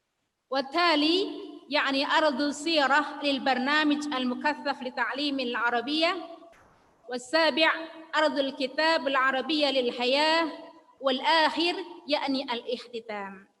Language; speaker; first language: Arabic; non-native, fluent; Indonesian